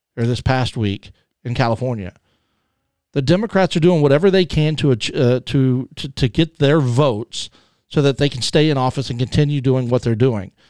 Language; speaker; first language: English; native; English